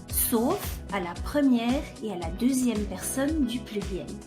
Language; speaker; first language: French; non-native, fluent; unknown